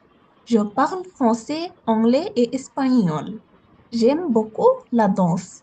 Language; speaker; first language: French; non-native, learner; Bangla